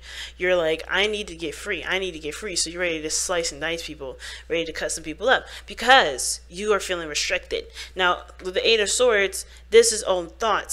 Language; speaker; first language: English; native; English